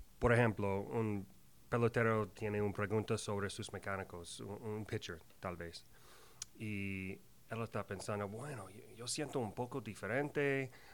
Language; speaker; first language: Spanish; non-native, learner; English